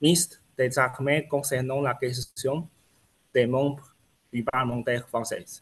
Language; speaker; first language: French; non-native, fluent; Chinese